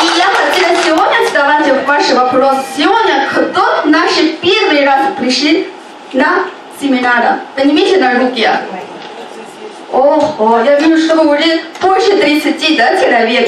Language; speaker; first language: Russian; non-native, learner; Chinese